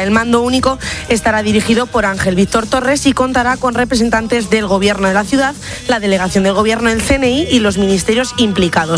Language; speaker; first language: Spanish; native; Spanish